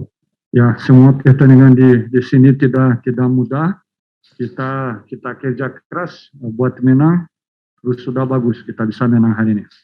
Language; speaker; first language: Indonesian; non-native, fluent; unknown